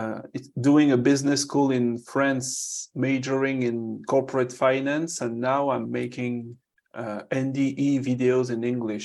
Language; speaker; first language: English; non-native, fluent; French